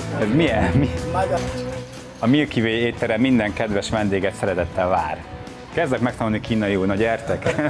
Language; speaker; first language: Hungarian; native; Hungarian